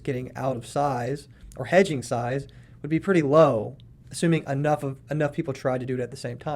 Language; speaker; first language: English; native; English